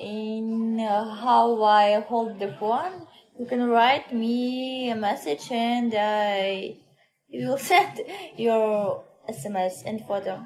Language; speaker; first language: English; non-native, learner; Russian